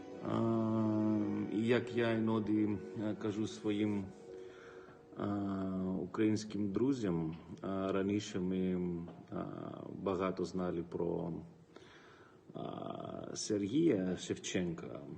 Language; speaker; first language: Ukrainian; non-native, learner; Greek